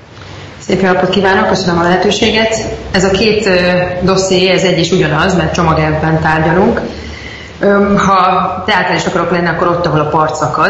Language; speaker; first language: Hungarian; native; Hungarian